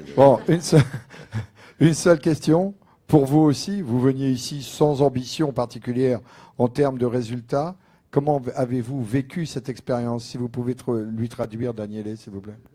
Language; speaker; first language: French; native; French